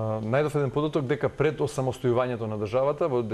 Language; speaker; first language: Macedonian; native; Macedonian